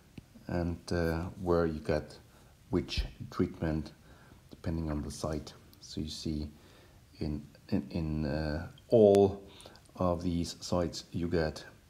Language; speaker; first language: English; non-native, fluent; German